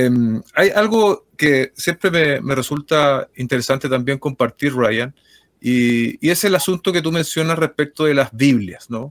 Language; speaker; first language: Spanish; native; Spanish